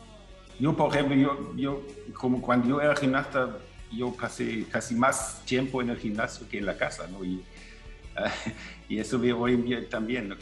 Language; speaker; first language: Spanish; non-native, fluent; German